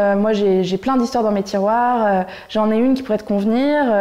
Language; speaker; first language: French; native; French